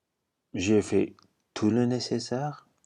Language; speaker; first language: French; non-native, fluent; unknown